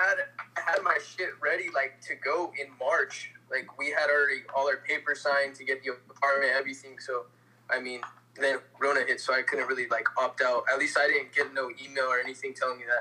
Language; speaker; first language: English; native; English